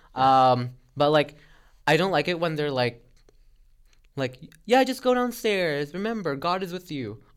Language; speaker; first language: English; non-native, local second language; Filipino